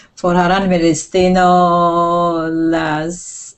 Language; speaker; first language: Spanish; non-native, learner; English